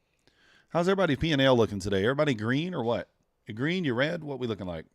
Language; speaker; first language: English; native; English